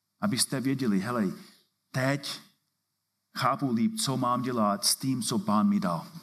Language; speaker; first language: Czech; non-native, fluent; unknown